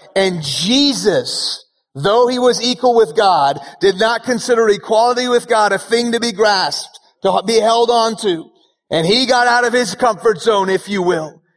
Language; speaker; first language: English; early bilingual, other home language; Persian